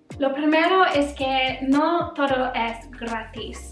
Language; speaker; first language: Spanish; non-native, learner; English